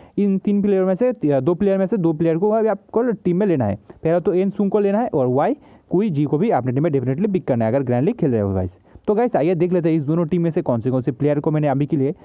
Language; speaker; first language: Hindi; native; Hindi